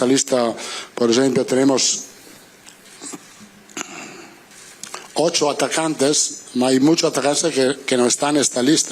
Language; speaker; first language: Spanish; non-native, fluent; Italian